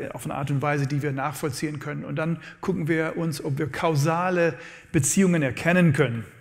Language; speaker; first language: German; non-native, fluent; English